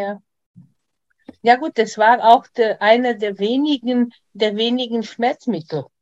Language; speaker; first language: German; non-native, fluent; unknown